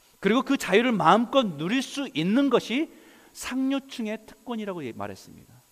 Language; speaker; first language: Korean; native; Korean